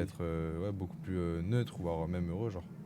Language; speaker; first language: French; native; French